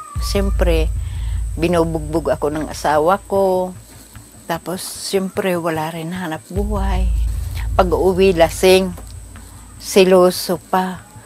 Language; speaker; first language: Filipino; non-native, local second language; Cebuano